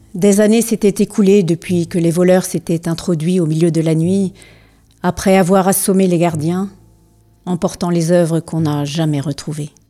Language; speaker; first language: French; native; French